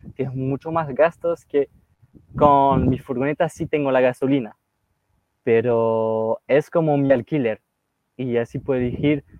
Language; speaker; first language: Spanish; non-native, fluent; French